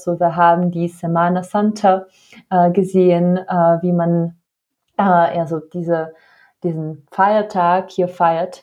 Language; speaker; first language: German; non-native, fluent; Czech